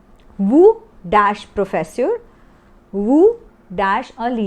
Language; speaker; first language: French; non-native, fluent; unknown